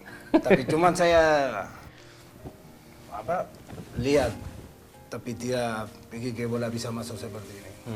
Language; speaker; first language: Indonesian; non-native, learner; Spanish